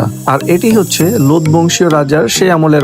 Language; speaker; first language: Bangla; native; Bangla